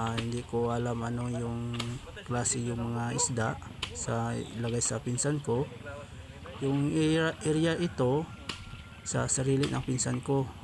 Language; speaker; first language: Filipino; non-native, local second language; Cebuano